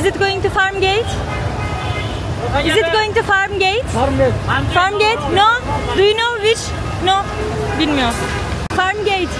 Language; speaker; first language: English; non-native, learner; Turkish